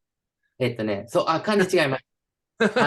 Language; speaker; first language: Japanese; native; Japanese